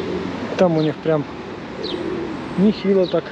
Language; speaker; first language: Russian; native; Russian